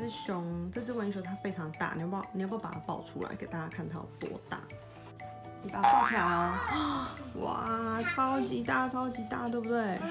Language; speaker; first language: Chinese; native; Chinese